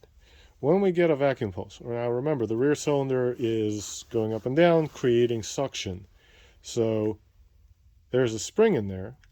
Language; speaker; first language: English; native; English